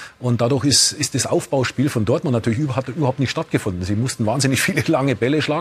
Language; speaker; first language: German; native; German